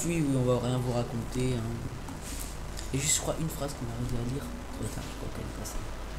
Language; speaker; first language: French; native; French